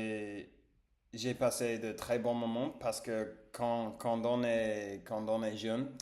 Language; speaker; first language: French; non-native, learner; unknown